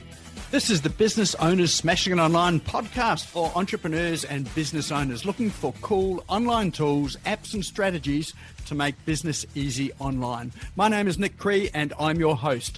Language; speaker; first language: English; native; English